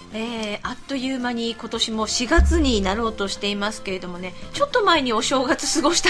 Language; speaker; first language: Japanese; native; Japanese